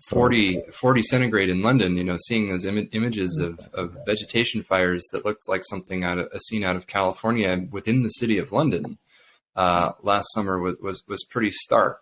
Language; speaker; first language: English; native; English